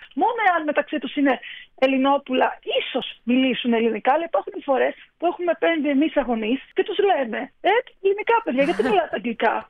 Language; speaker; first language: Greek; native; Greek